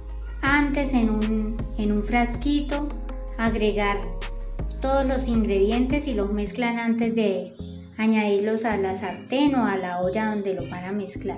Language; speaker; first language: Spanish; native; Spanish